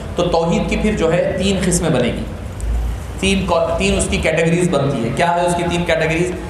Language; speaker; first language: Urdu; native; Urdu